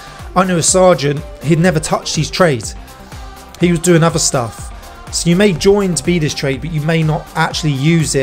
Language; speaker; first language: English; native; English